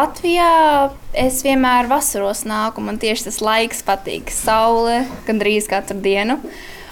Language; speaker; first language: Latvian; early bilingual, heritage; Latvian